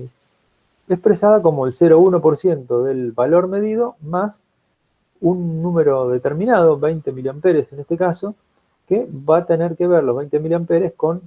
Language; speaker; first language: Spanish; native; Spanish